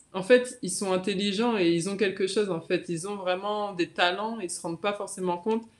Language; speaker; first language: French; native; French